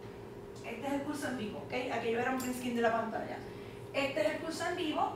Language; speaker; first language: Spanish; native; Spanish